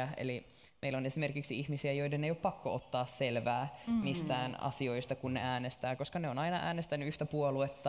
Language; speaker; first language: Finnish; native; Finnish